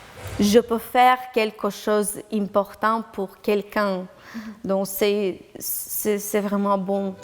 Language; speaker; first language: French; non-native, learner; Ukrainian